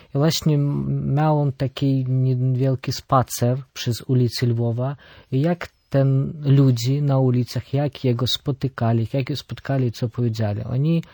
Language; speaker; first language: Polish; non-native, fluent; Ukrainian